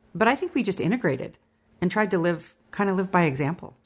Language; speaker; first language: English; native; English